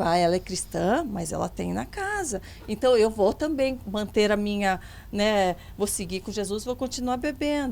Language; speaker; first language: Portuguese; native; Portuguese